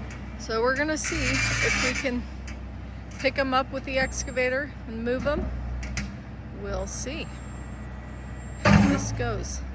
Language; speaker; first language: English; native; English